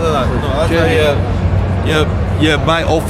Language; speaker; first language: Romanian; non-native, learner; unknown